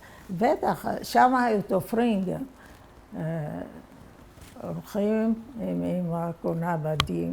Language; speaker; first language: Hebrew; non-native, fluent; Arabic